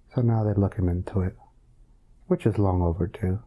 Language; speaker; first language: English; native; English